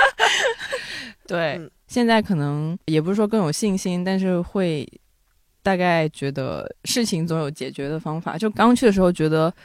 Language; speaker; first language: Chinese; non-native, local second language; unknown